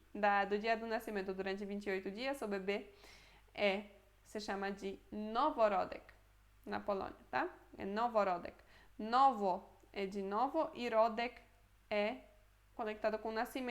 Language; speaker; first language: Portuguese; non-native, fluent; Polish